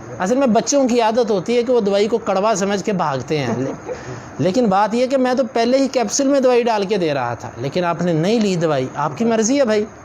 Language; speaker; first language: Urdu; non-native, local second language; Punjabi